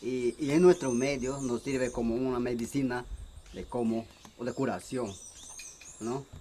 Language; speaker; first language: Spanish; non-native, local second language; Shipibo-Conibo